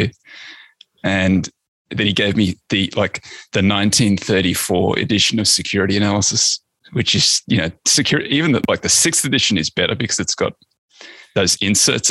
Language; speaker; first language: English; native; English